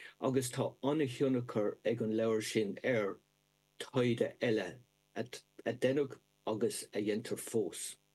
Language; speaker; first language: Irish; native; Irish